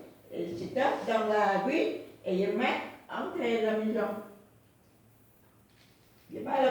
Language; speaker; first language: French; non-native, learner; Vietnamese